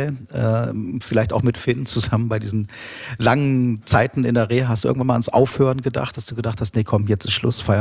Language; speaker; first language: German; native; German